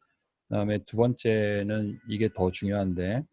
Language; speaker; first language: Korean; native; Korean